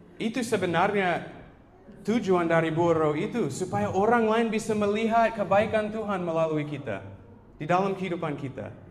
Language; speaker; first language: Indonesian; non-native, fluent; English